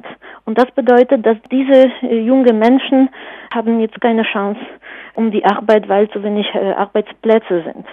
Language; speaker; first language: German; non-native, fluent; Polish